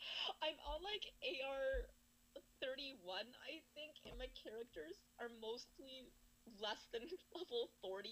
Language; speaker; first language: English; native; English